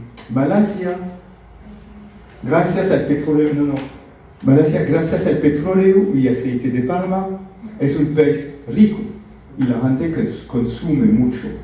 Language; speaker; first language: Spanish; non-native, fluent; French